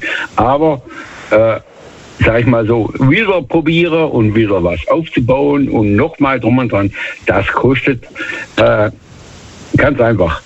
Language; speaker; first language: German; native; German